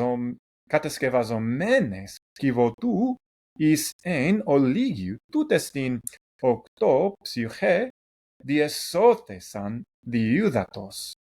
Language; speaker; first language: Greek; non-native, learner; English